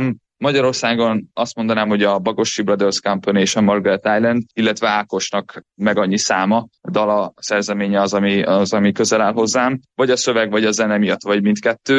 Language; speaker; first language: Hungarian; native; Hungarian